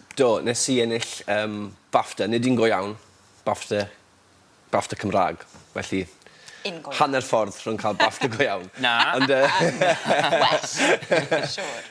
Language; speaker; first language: Welsh; native; Welsh